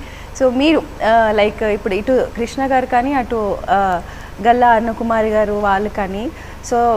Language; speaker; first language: Telugu; native; Telugu